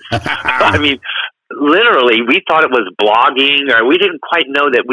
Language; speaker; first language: English; native; English